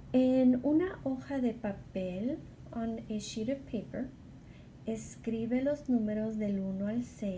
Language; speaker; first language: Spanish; non-native, fluent; English